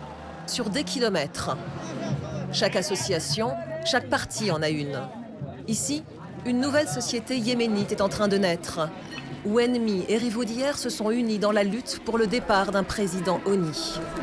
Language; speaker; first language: French; native; French